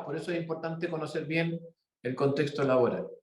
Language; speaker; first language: Spanish; native; Spanish